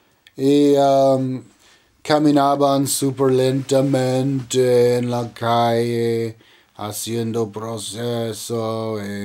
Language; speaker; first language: Spanish; non-native, learner; English